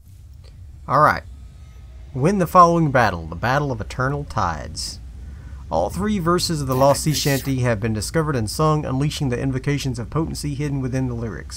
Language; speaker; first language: English; native; English